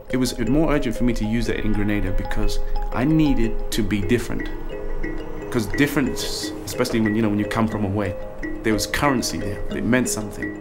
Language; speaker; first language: English; native; English